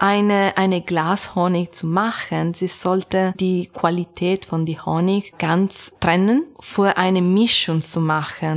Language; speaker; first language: German; non-native, learner; Italian